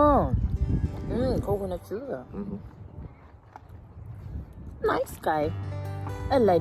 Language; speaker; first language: English; non-native, learner; Thai